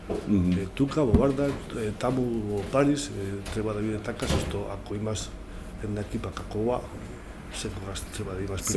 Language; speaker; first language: Macedonian; non-native, learner; Spanish